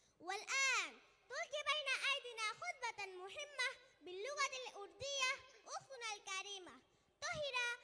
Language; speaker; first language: Arabic; non-native, learner; Bangla